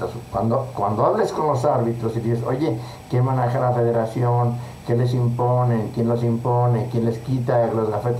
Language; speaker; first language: Spanish; native; Spanish